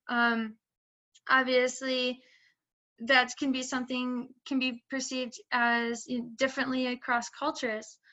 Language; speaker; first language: English; native; English